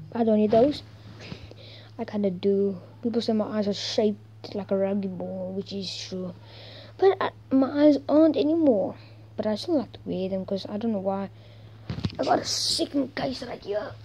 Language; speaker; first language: English; native; English